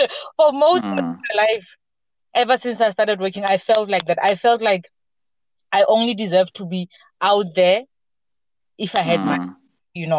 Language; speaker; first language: English; non-native, local second language; Southern Sotho